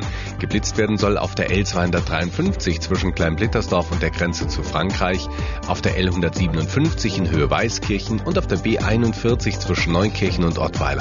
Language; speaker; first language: German; native; German